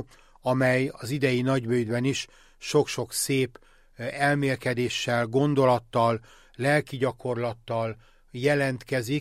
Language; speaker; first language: Hungarian; native; Hungarian